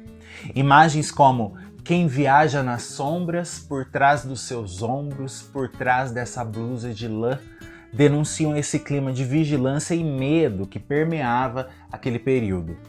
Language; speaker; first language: Portuguese; native; Portuguese